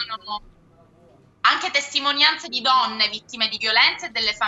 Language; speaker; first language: Italian; native; Italian